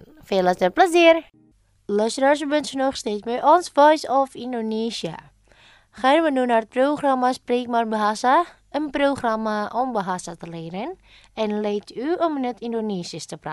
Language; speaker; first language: Dutch; non-native, fluent; Indonesian